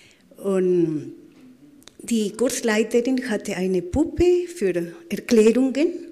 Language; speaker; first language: German; non-native, fluent; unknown